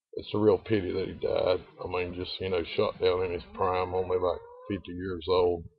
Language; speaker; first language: English; native; English